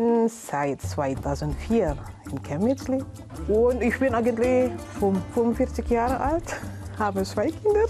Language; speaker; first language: German; non-native, learner; Indonesian